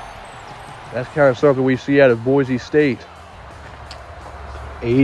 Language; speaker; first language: English; native; English